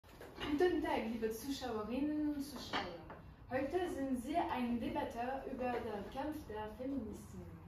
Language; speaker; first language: German; non-native, learner; French